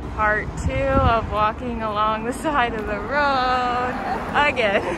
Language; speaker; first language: English; native; English